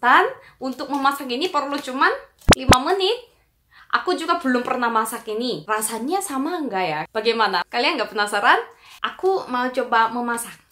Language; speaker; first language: Indonesian; non-native, fluent; Korean